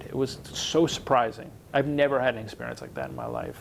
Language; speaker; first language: English; native; English